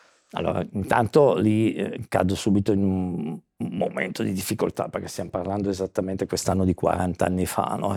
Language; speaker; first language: Italian; native; Italian